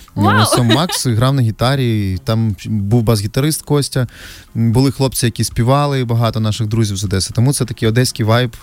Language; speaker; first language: Ukrainian; native; Ukrainian